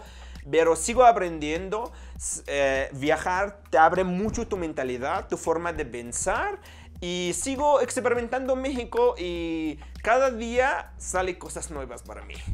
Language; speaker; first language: Spanish; non-native, fluent; Arabic